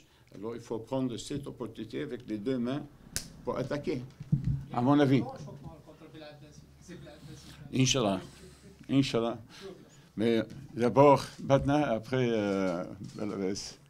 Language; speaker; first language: French; non-native, learner; Dutch